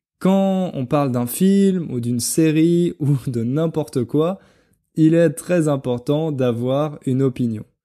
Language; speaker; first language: French; native; French